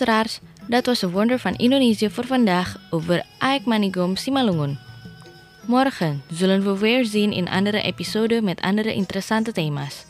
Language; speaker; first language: Dutch; non-native, learner; Indonesian